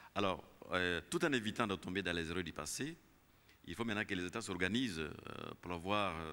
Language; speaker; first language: French; non-native, local second language; Kinyarwanda